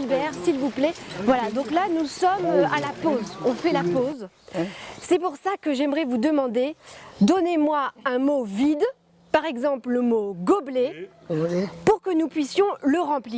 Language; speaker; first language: French; native; French